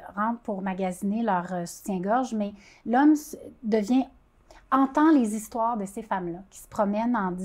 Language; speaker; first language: French; native; French